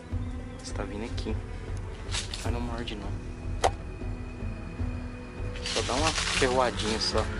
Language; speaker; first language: Portuguese; native; Portuguese